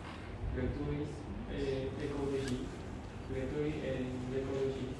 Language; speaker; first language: French; non-native, learner; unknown